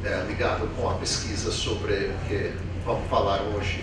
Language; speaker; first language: Portuguese; non-native, fluent; English